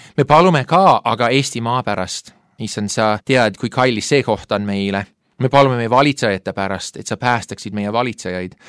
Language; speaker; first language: Estonian; non-native, fluent; English